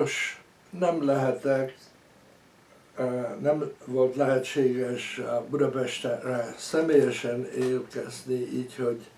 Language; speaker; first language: Hungarian; early bilingual, heritage; Hungarian